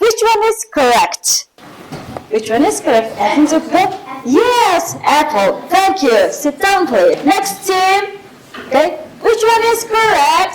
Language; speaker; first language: English; non-native, learner; Mongolian